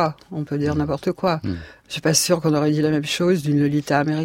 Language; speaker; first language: French; native; French